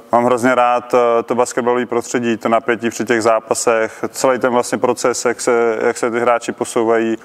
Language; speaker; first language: Czech; native; Czech